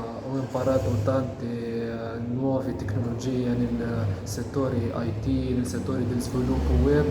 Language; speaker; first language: Italian; non-native, learner; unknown